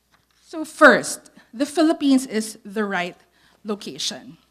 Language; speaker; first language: English; non-native, local second language; Filipino